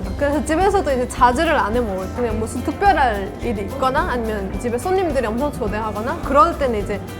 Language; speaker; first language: Korean; non-native, fluent; Nepali